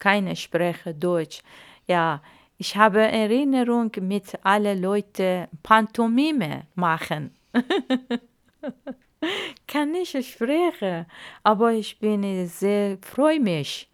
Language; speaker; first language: German; non-native, learner; Arabic